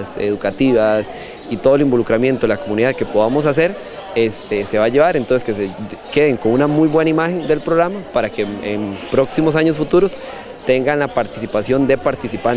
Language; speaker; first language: Spanish; native; Spanish